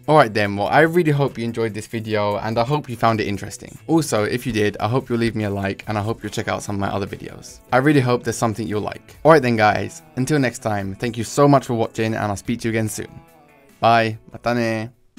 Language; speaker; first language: English; native; English